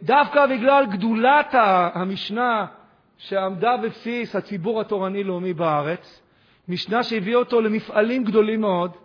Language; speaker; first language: Hebrew; native; Hebrew